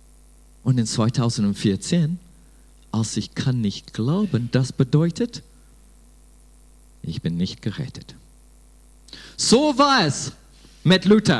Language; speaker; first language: German; non-native, fluent; English